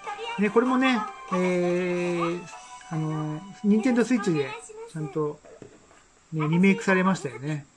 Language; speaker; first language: Japanese; native; Japanese